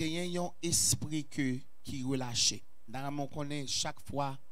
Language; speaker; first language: French; native; French